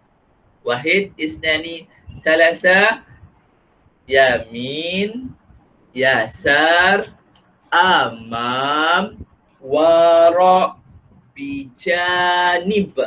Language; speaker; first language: Arabic; non-native, fluent; Malay